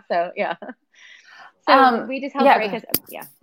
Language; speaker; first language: English; native; English